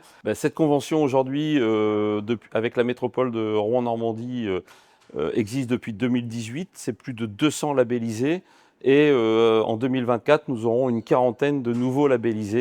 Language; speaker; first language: French; native; French